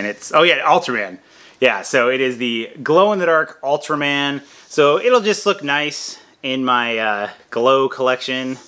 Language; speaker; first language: English; native; English